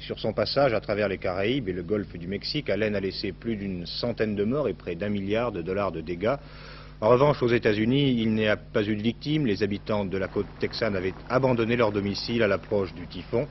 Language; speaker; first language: French; native; French